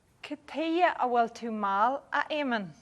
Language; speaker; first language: Irish; non-native, learner; English